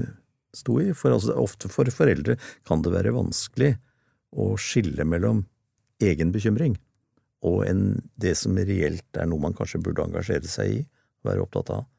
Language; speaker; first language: Norwegian; native; Norwegian